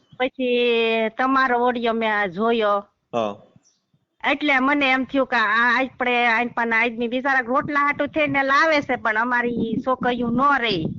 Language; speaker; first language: Gujarati; non-native, local second language; Vasavi